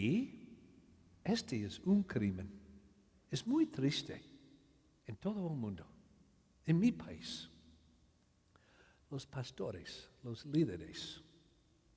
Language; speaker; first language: Spanish; non-native, learner; English